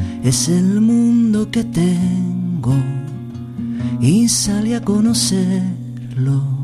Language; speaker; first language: Spanish; native; Spanish